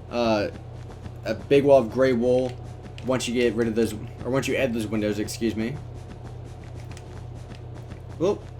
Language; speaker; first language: English; native; English